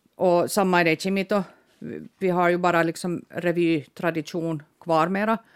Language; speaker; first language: Swedish; native; Swedish